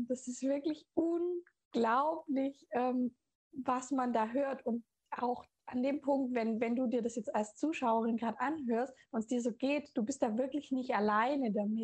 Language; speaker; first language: German; native; German